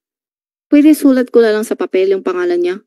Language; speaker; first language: Filipino; non-native, learner; Chinese